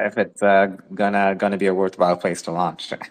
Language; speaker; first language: English; native; English